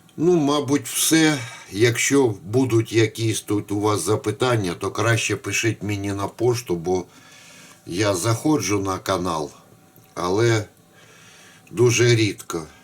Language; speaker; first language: Ukrainian; non-native, local second language; Russian